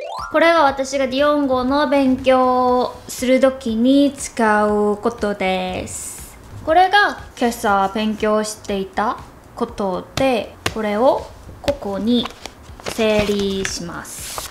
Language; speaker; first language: Japanese; non-native, learner; Korean